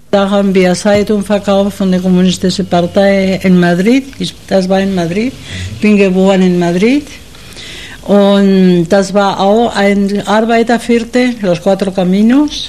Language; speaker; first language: German; non-native, fluent; Spanish